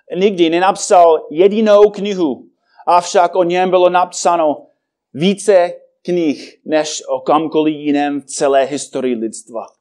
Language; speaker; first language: Czech; non-native, fluent; English